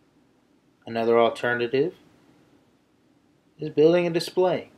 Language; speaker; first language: English; native; English